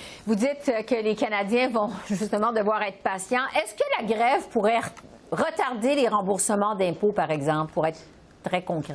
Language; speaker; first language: French; native; French